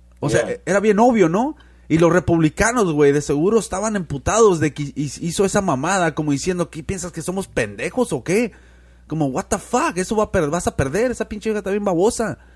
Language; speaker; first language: Spanish; early bilingual, heritage; Spanish